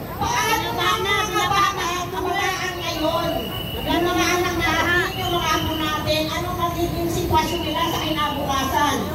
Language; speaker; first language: Filipino; native; Filipino